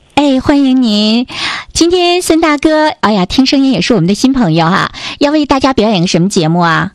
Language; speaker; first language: Chinese; native; Chinese